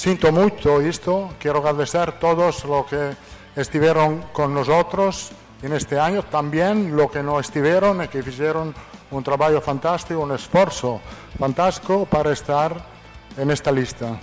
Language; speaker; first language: Portuguese; non-native, fluent; Italian